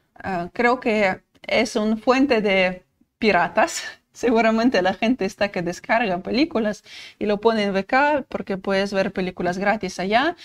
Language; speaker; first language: Spanish; non-native, fluent; Russian